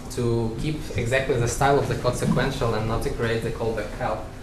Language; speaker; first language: English; non-native, fluent; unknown